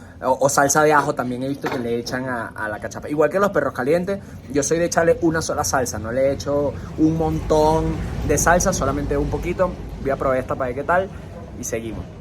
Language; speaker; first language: Spanish; native; Spanish